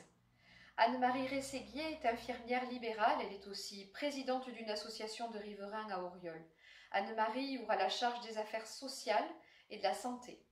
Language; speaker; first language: French; native; French